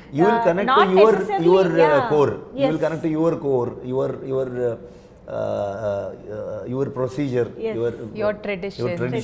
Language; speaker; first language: Telugu; non-native, learner; Kannada